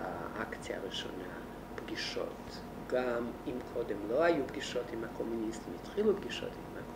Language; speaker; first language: Hebrew; non-native, fluent; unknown